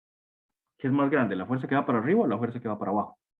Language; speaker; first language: Spanish; native; Spanish